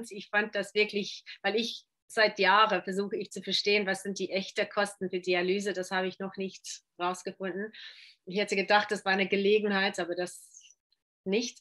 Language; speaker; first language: German; non-native, fluent; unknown